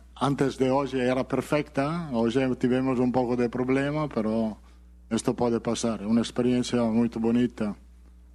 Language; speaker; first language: Portuguese; non-native, learner; Italian